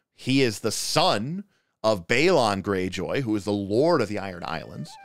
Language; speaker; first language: English; native; English